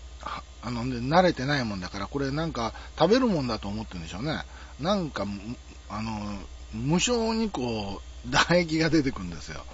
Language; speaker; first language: Japanese; native; Japanese